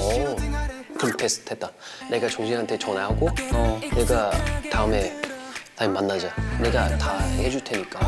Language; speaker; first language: Korean; non-native, fluent; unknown